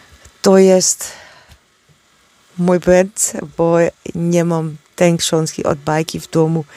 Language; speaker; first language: Polish; non-native, learner; Dutch